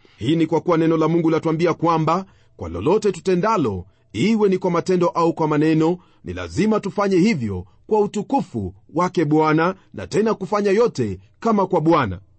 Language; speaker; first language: Swahili; non-native, local second language; Luyia